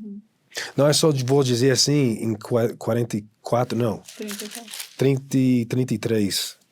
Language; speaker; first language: Portuguese; non-native, fluent; English